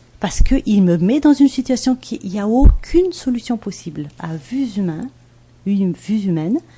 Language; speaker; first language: French; non-native, local second language; Malagasy